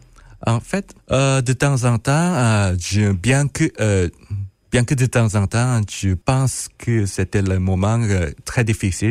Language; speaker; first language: French; non-native, fluent; Korean